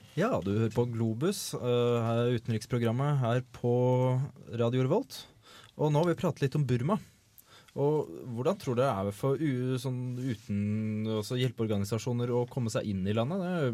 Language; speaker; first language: Norwegian; native; Norwegian